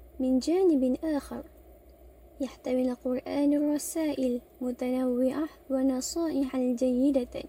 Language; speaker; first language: Arabic; non-native, learner; Malay